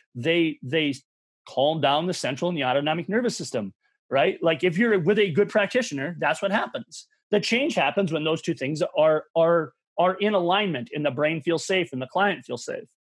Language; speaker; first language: English; native; English